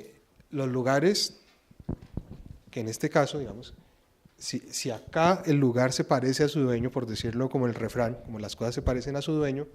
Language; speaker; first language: Spanish; native; Spanish